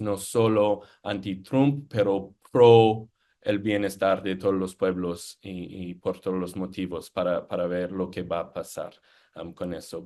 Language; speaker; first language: Spanish; non-native, fluent; English